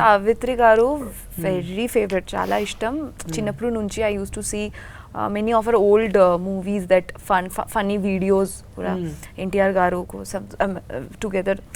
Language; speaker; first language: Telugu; non-native, learner; Bangla